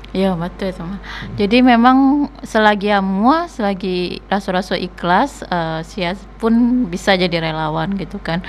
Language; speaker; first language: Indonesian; non-native, local second language; Minangkabau